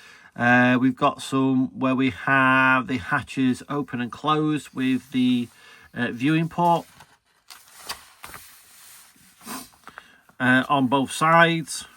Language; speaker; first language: English; native; English